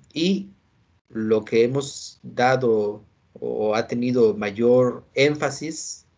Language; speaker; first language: Spanish; native; Spanish